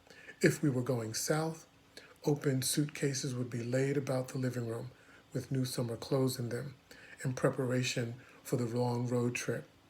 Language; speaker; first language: English; native; English